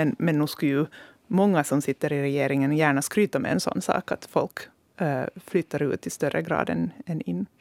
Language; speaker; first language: Swedish; native; Swedish